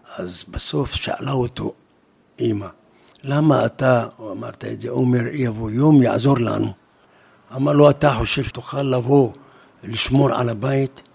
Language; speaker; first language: Hebrew; non-native, fluent; Arabic